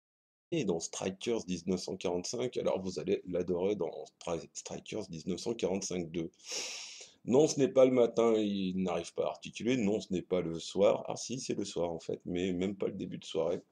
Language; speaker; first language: French; native; French